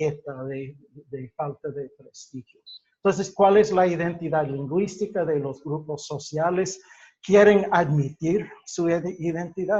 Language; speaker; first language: Spanish; non-native, fluent; English